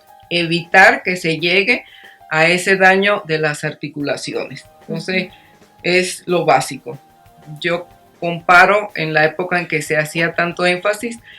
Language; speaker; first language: Spanish; native; Spanish